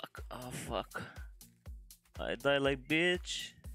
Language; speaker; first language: English; non-native, learner; Lithuanian